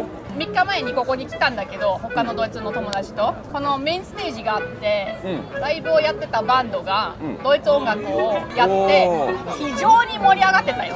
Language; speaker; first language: Japanese; non-native, fluent; German